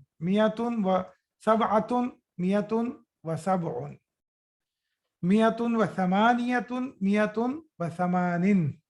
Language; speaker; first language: Arabic; non-native, fluent; Urdu